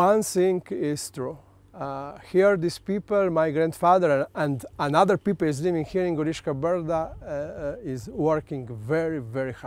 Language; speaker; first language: English; non-native, learner; Slovenian